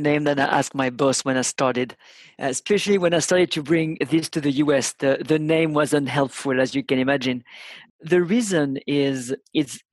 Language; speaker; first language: English; non-native, fluent; French